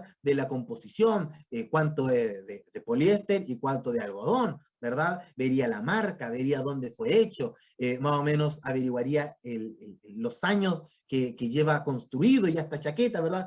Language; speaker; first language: Spanish; native; Spanish